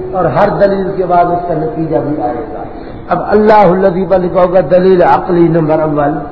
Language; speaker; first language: Urdu; non-native, local second language; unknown